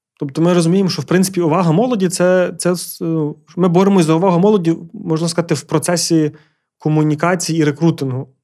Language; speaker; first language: Ukrainian; early bilingual, heritage; Ukrainian